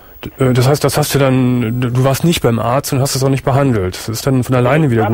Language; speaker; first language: German; native; German